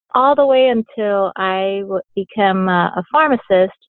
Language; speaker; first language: English; early bilingual, other home language; Vietnamese